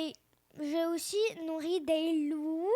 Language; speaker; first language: French; early bilingual, other home language; Ukrainian